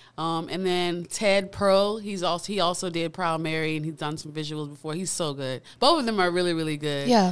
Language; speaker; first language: English; native; English